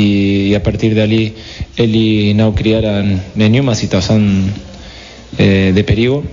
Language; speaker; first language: Portuguese; non-native, fluent; Spanish